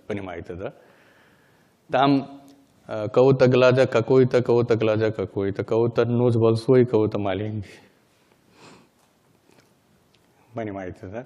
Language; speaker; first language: Russian; non-native, learner; Hindi